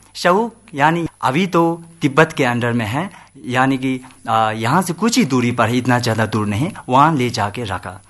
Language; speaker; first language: Hindi; non-native, local second language; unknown